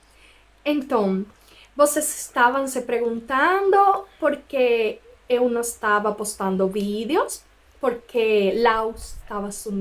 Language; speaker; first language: Portuguese; non-native, fluent; Spanish